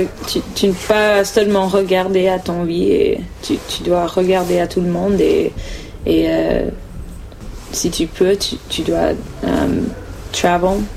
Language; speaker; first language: French; non-native, learner; English